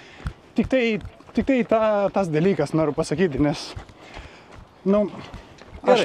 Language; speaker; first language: Lithuanian; non-native, learner; Italian